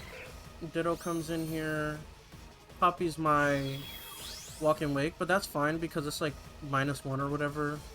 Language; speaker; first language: English; native; English